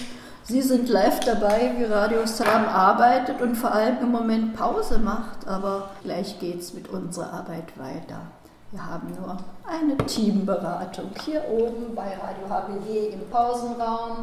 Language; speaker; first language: German; native; German